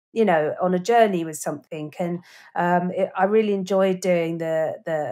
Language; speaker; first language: English; native; English